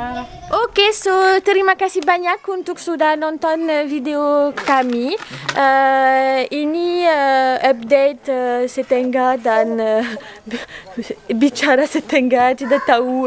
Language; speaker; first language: Indonesian; non-native, learner; French